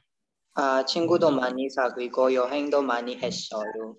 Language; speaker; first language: Korean; non-native, learner; Burmese